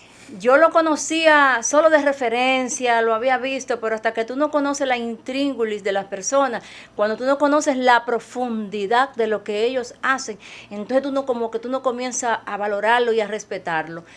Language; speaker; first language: Spanish; native; Spanish